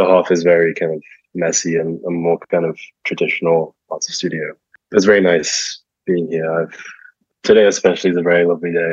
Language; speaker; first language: English; native; English